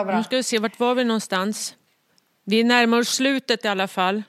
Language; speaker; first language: Swedish; native; Swedish